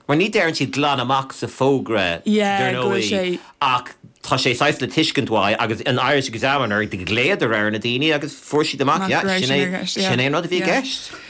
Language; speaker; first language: Irish; native; Irish